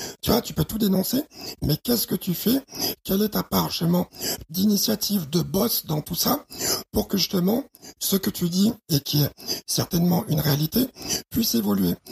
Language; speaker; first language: French; early bilingual, other home language; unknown